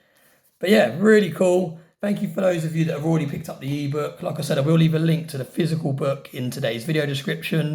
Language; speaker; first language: English; native; English